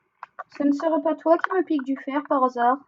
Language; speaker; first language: French; native; French